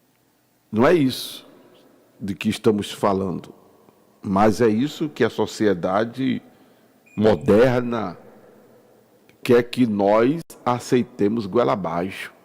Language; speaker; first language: Portuguese; native; Portuguese